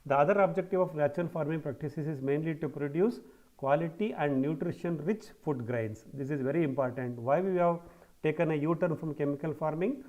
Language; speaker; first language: English; non-native, local second language; Kannada